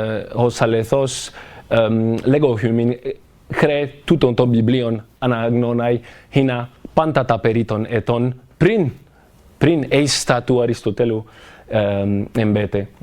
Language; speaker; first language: Greek; non-native, fluent; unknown